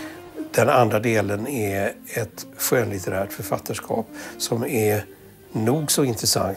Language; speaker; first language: Swedish; native; Swedish